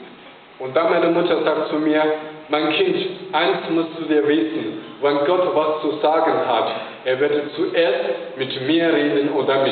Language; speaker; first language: German; non-native, fluent; Chinese